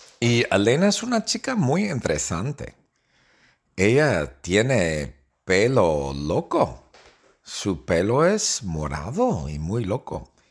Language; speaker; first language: Spanish; non-native, fluent; English